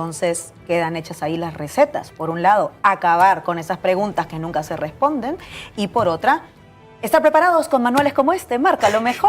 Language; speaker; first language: Spanish; native; Spanish